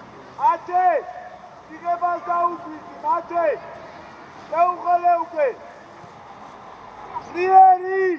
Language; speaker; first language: Georgian; native; Georgian